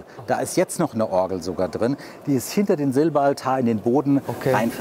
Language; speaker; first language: German; native; German